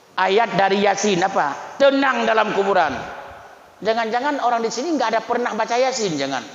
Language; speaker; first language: Malay; non-native, local second language; Achinese